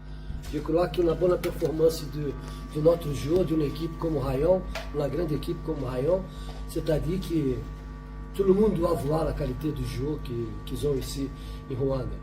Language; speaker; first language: French; non-native, learner; Portuguese